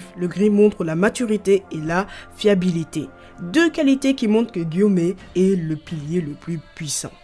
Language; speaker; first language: French; native; French